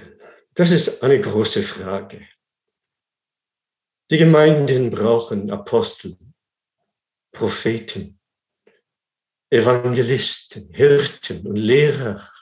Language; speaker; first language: German; non-native, fluent; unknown